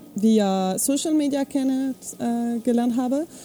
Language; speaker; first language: German; non-native, fluent; French